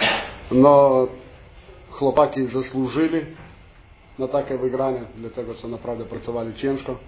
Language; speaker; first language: Polish; non-native, fluent; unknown